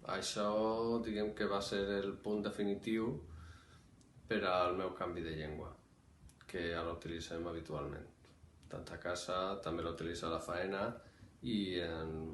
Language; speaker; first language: Catalan; non-native, local second language; Spanish